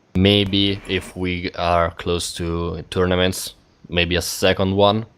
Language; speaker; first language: English; non-native, fluent; Italian